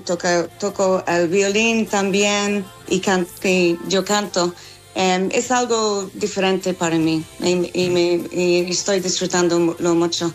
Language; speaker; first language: Spanish; non-native, fluent; English